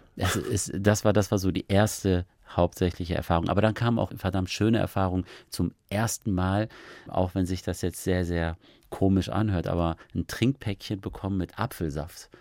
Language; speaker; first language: German; early bilingual, other home language; Persian